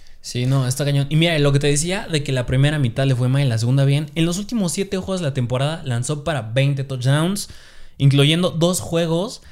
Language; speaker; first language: Spanish; native; Spanish